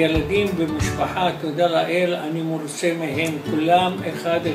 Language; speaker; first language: Hebrew; non-native, fluent; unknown